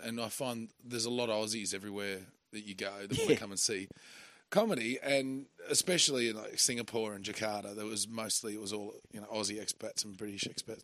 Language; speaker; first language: English; native; English